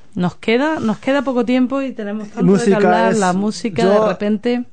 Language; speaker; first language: Spanish; native; Spanish